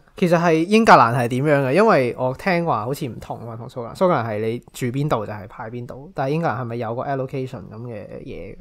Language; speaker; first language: Cantonese; native; Cantonese